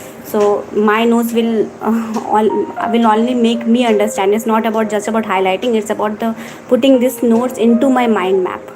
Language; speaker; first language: English; non-native, local second language; Hindi